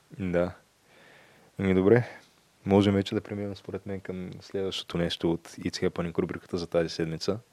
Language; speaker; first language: Bulgarian; native; Bulgarian